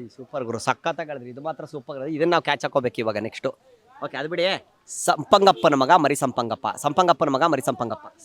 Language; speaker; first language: Kannada; native; Kannada